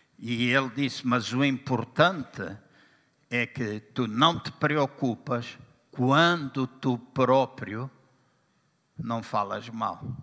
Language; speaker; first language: Portuguese; native; Portuguese